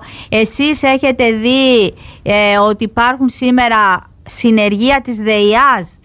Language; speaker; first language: Greek; native; Greek